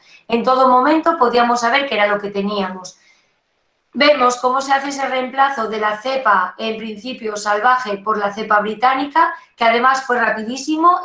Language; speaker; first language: Spanish; native; Spanish